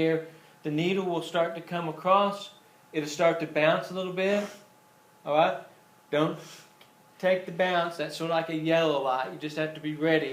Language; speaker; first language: English; native; English